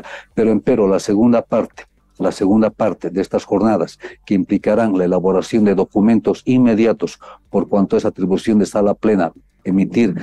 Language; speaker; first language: Spanish; native; Spanish